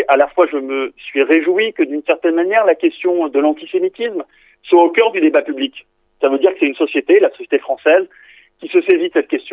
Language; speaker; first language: French; native; French